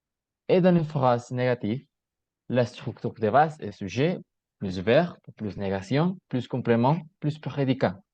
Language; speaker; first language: French; non-native, learner; Spanish